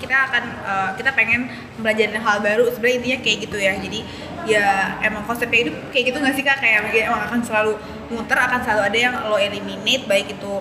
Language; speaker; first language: Indonesian; native; Indonesian